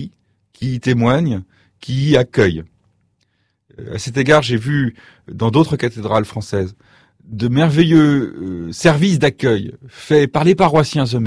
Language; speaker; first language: French; native; French